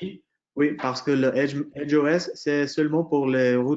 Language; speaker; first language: French; non-native, fluent; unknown